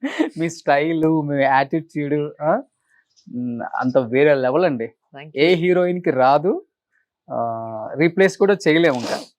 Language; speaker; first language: Telugu; native; Telugu